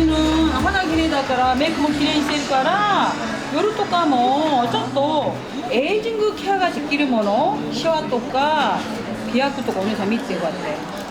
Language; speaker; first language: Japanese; non-native, fluent; Korean